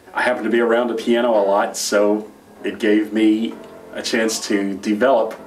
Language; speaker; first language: English; native; English